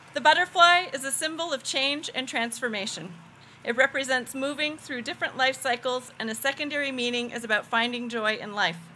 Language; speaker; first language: English; native; English